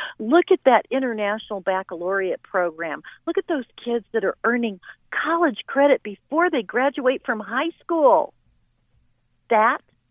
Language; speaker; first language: English; native; English